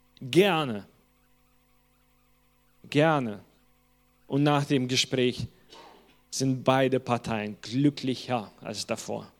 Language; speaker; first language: German; non-native, fluent; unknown